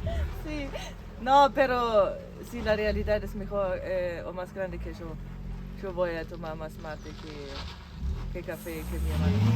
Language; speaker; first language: Spanish; non-native, fluent; German